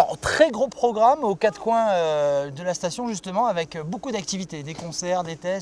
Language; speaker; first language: French; native; French